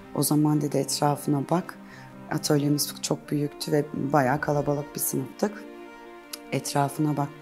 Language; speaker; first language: Turkish; native; Turkish